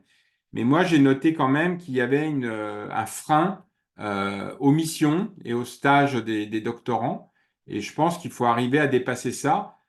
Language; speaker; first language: French; native; French